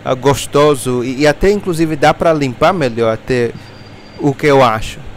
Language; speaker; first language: Portuguese; non-native, fluent; English